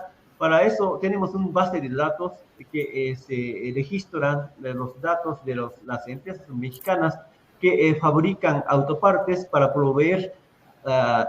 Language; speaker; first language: Spanish; non-native, fluent; Japanese